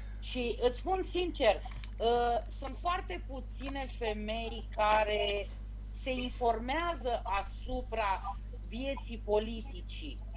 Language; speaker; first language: Romanian; native; Romanian